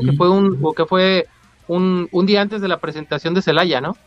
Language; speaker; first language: Spanish; native; Spanish